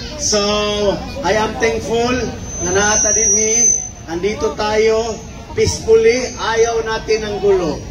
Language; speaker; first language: Filipino; non-native, local second language; Cebuano